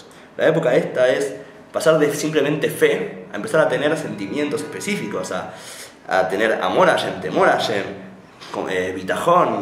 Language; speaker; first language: Spanish; native; Spanish